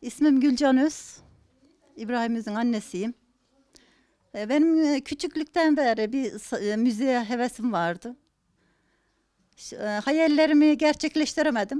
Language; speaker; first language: Turkish; native; Turkish